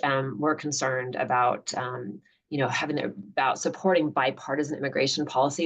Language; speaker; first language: English; native; English